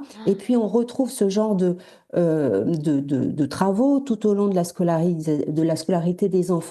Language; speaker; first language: French; native; French